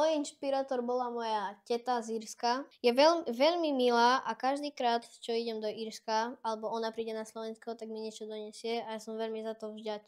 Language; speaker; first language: Slovak; early bilingual, heritage; Slovak